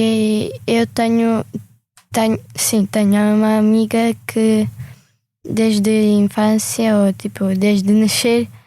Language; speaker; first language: Portuguese; early bilingual, other home language; Ukrainian